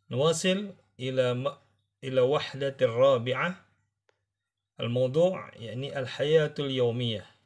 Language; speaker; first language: Arabic; non-native, fluent; Indonesian